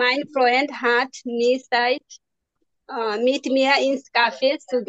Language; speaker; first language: German; non-native, learner; Bangla